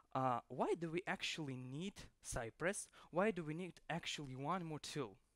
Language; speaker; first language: English; non-native, fluent; Ukrainian